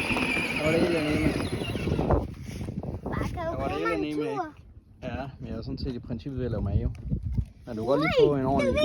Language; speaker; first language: Danish; native; Danish